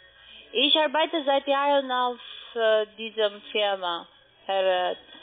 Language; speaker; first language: German; non-native, learner; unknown